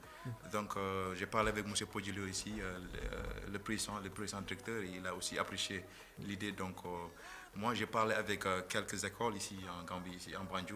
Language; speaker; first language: French; non-native, fluent; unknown